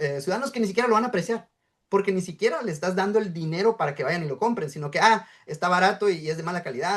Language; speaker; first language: Spanish; native; Spanish